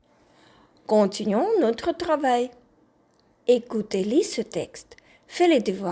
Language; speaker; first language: French; non-native, fluent; Ukrainian